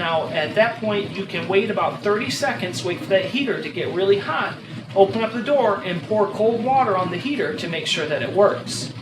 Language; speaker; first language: English; native; English